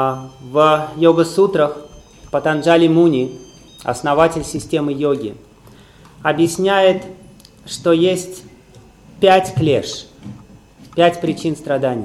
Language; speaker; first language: Russian; native; Russian